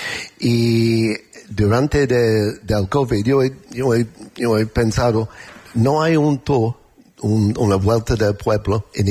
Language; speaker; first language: Spanish; non-native, learner; English